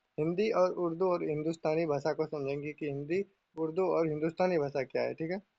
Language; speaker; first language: Hindi; native; Hindi